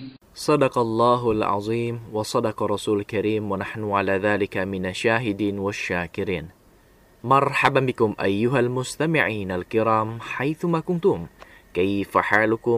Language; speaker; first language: Arabic; non-native, fluent; Indonesian